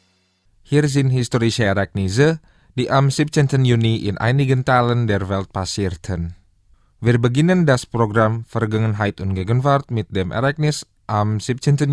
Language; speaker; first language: German; non-native, fluent; Indonesian